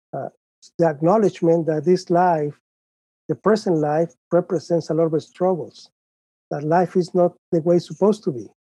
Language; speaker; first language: English; non-native, fluent; Spanish